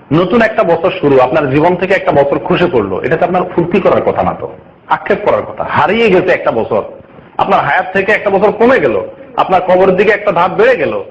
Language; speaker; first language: Bangla; native; Bangla